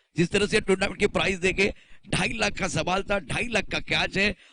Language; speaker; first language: Hindi; non-native, local second language; Marathi